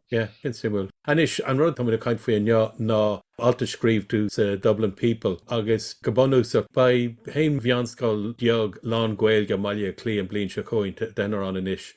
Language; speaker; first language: Irish; non-native, local second language; English